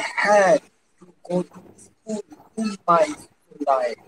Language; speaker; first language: English; non-native, learner; Bangla